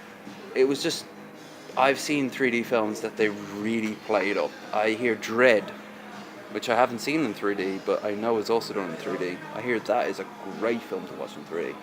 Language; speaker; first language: English; native; English